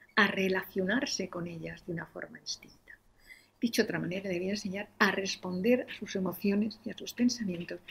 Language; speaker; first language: Spanish; native; Spanish